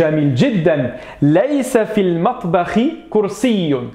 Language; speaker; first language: Arabic; non-native, fluent; French